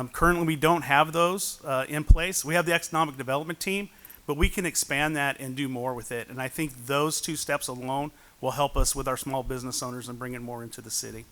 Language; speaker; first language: English; native; English